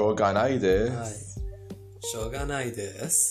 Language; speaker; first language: Japanese; non-native, fluent; Persian